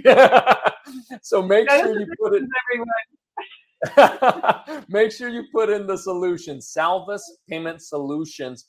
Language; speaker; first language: English; native; English